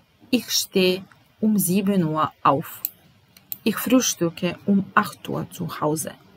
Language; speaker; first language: German; non-native, fluent; Serbian